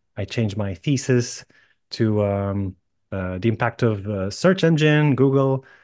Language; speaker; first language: English; non-native, fluent; Portuguese